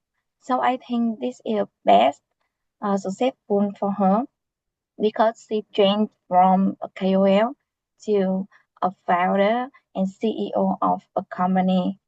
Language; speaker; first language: English; non-native, learner; Vietnamese